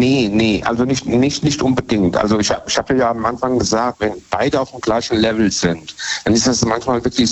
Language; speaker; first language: German; native; German